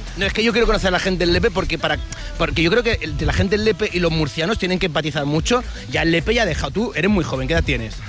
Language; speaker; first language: Spanish; native; Spanish